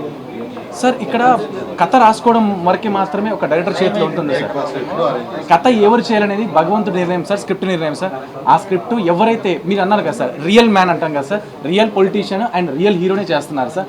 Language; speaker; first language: Telugu; native; Telugu